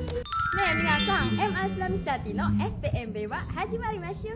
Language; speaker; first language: Japanese; non-native, learner; Indonesian